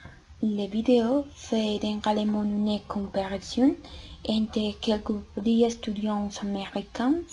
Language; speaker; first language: French; non-native, learner; Spanish